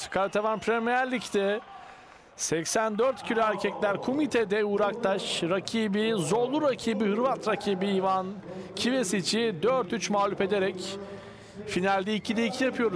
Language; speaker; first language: Turkish; native; Turkish